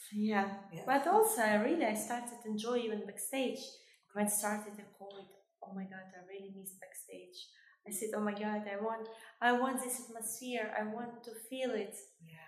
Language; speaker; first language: English; non-native, fluent; Albanian